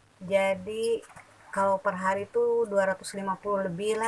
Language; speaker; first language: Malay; non-native, local second language; Sundanese